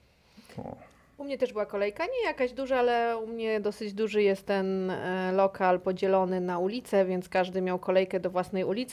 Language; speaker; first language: Polish; native; Polish